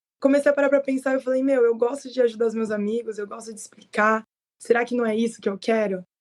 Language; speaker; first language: Portuguese; native; Portuguese